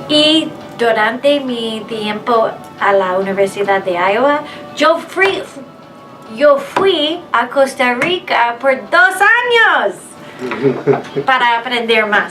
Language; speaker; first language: Spanish; non-native, fluent; English